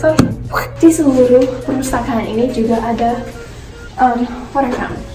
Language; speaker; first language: Indonesian; non-native, fluent; English